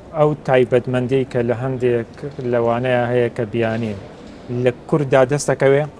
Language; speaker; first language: Central Kurdish; native; Central Kurdish